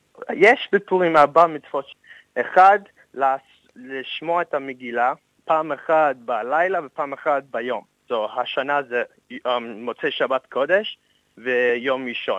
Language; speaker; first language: Hebrew; non-native, fluent; English